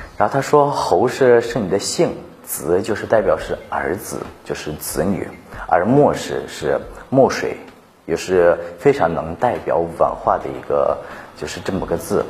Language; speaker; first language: Chinese; non-native, fluent; Tajik